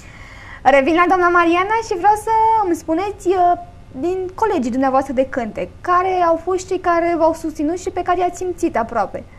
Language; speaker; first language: Romanian; native; Romanian